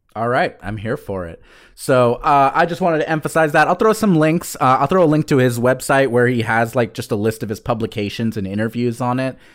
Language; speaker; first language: English; early bilingual, other home language; Spanish